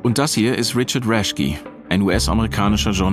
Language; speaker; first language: German; native; German